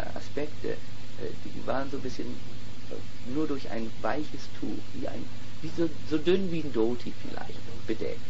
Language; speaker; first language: German; native; German